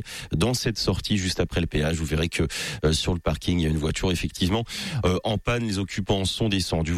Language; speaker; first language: French; native; French